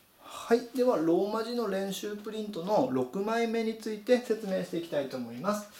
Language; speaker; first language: Japanese; native; Japanese